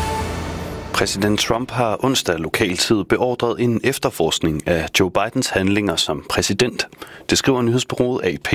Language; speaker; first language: Danish; native; Danish